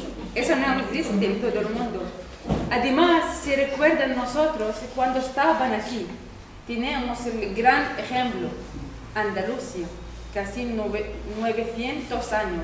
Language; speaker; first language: Spanish; non-native, learner; Arabic